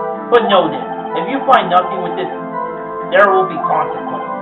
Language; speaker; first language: English; native; English